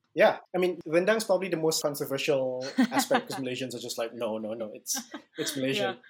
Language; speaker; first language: English; non-native, local second language; Malay